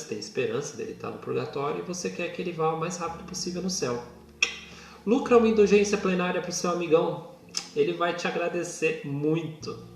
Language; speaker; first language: Portuguese; native; Portuguese